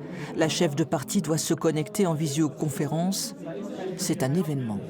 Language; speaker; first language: French; native; French